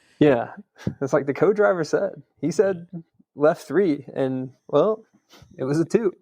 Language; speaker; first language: English; native; English